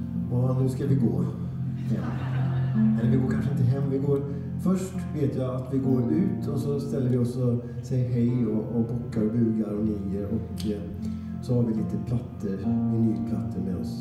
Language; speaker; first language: Swedish; native; Swedish